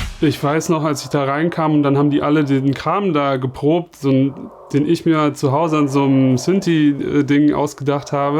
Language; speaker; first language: German; native; German